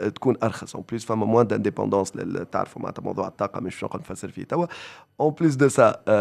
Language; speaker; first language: Arabic; native; Arabic